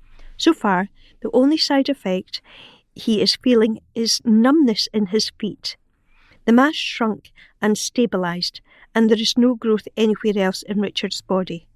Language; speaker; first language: English; native; English